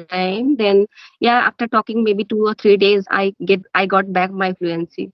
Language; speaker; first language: English; non-native, learner; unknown